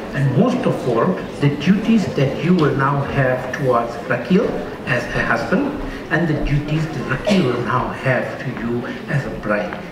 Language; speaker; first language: English; native; English